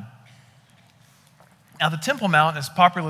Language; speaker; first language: English; native; English